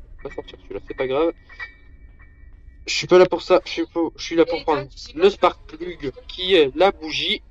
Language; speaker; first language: French; native; French